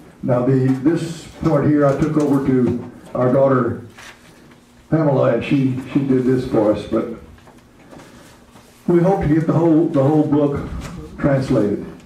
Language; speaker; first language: English; native; English